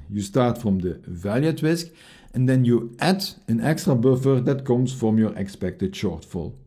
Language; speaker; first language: English; non-native, fluent; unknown